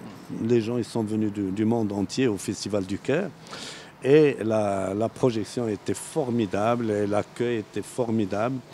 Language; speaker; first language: French; non-native, local second language; Arabic